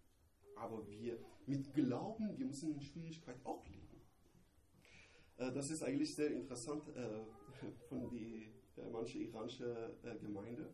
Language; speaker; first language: German; non-native, learner; Persian